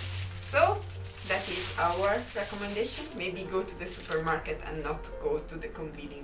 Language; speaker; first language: English; non-native, fluent; Italian